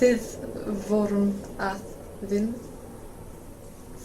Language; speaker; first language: Icelandic; non-native, learner; English